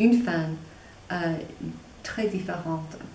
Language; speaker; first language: French; non-native, fluent; English